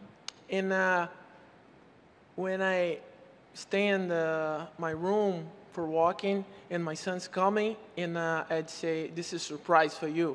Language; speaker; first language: English; non-native, learner; Portuguese